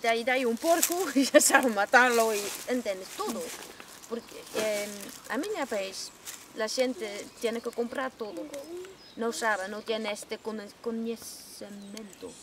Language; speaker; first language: Galician; non-native, learner; Dutch